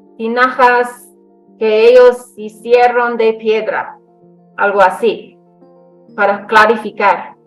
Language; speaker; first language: Spanish; non-native, fluent; English